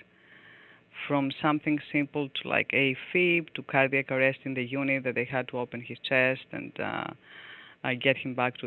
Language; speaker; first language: English; non-native, fluent; Greek